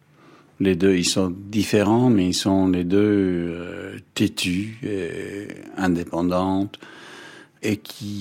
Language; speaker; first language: French; non-native, fluent; Danish